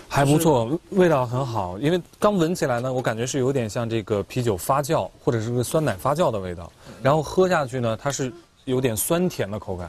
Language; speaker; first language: Chinese; native; Chinese